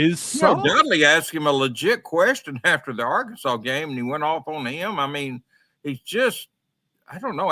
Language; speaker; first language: English; native; English